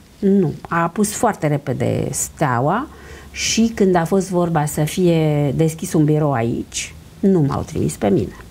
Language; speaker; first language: Romanian; early bilingual, heritage; Romanian